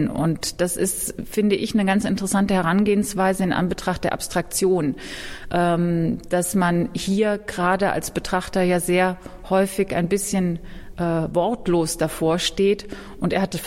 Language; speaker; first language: German; native; German